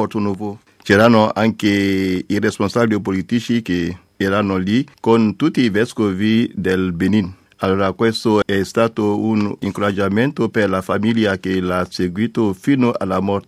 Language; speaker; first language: Italian; non-native, learner; French